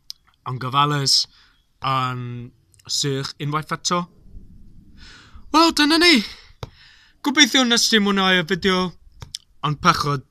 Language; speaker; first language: Welsh; non-native, learner; English